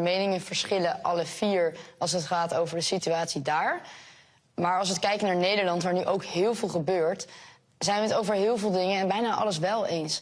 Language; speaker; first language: Dutch; native; Dutch